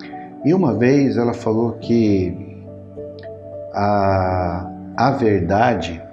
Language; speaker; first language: Portuguese; native; Portuguese